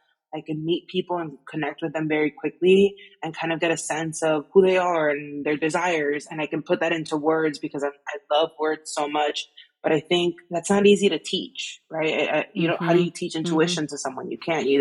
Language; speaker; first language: English; native; English